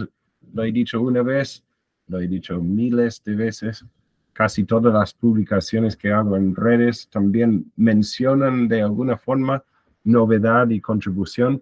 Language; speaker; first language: Spanish; non-native, fluent; English